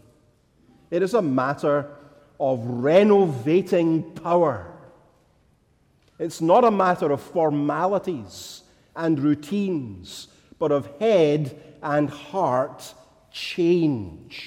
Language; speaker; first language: English; native; English